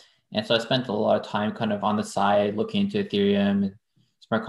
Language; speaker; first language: English; non-native, fluent; French